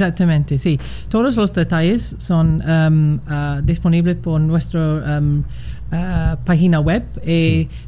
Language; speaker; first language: Spanish; non-native, fluent; English